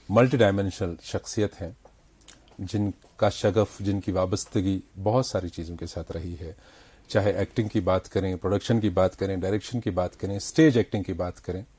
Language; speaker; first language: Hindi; non-native, local second language; Kashmiri